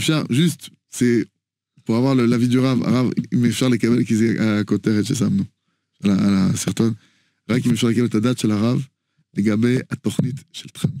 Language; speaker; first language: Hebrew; non-native, fluent; French